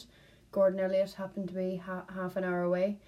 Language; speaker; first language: English; native; English